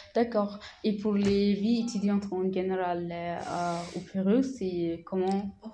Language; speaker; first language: French; non-native, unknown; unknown